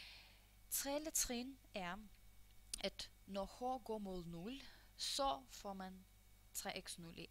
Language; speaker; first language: Danish; non-native, fluent; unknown